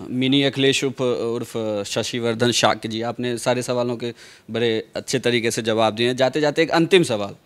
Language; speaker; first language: Hindi; native; Hindi